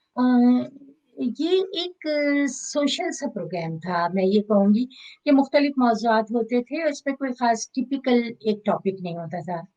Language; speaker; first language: Urdu; native; Urdu